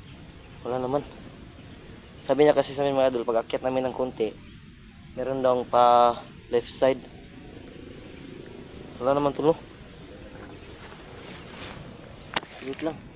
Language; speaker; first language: Filipino; non-native, local second language; Cebuano